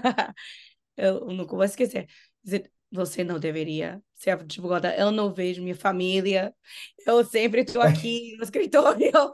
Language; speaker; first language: Portuguese; non-native, fluent; English